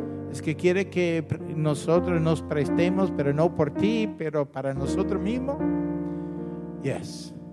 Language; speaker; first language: Spanish; non-native, fluent; English